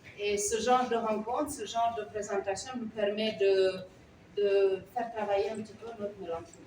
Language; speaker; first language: French; non-native, local second language; Wolof